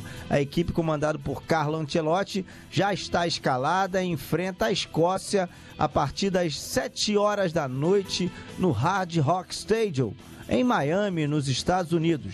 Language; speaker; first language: Portuguese; native; Portuguese